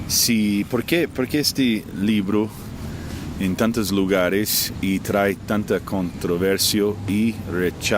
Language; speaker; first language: Spanish; non-native, fluent; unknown